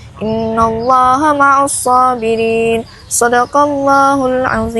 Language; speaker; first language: Arabic; non-native, learner; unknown